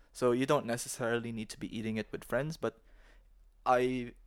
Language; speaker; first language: English; non-native, local second language; Filipino